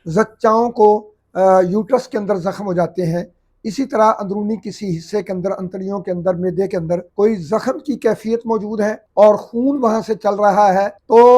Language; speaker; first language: Urdu; non-native, local second language; Punjabi